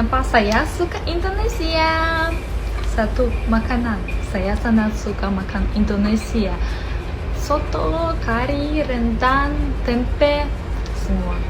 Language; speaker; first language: Indonesian; non-native, fluent; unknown